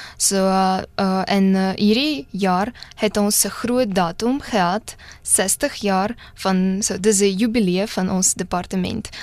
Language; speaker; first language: Afrikaans; non-native, fluent; Russian